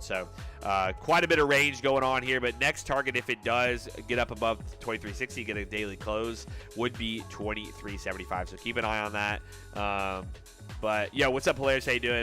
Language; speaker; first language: English; native; English